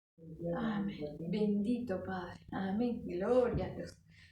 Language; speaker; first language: Spanish; native; Spanish